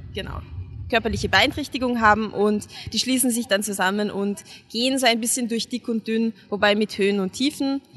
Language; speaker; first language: German; non-native, fluent; Hungarian